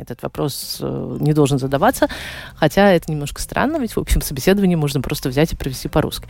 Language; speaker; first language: Russian; native; Russian